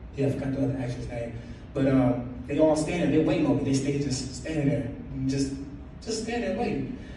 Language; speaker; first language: English; native; English